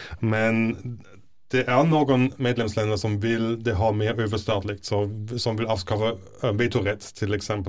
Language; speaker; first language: Swedish; non-native, fluent; German